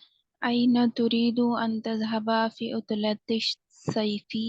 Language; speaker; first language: Arabic; non-native, learner; Urdu